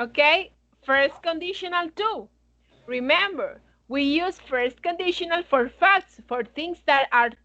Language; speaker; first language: English; non-native, fluent; Spanish